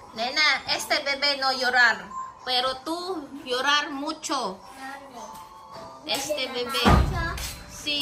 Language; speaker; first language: Spanish; non-native, learner; Filipino